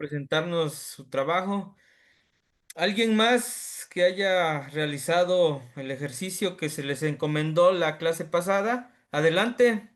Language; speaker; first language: Spanish; native; Spanish